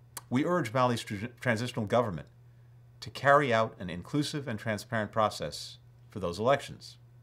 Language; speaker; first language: English; native; English